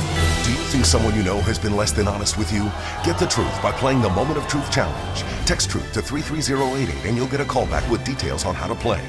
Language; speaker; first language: English; native; English